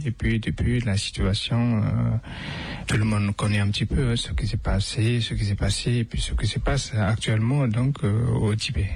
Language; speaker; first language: French; non-native, fluent; Tibetan